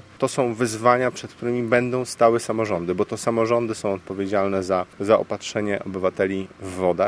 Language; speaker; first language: Polish; native; Polish